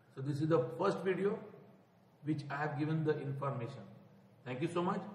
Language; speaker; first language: English; non-native, local second language; Marathi